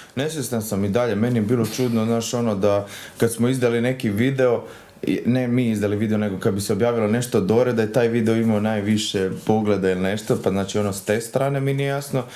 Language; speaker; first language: Croatian; native; Croatian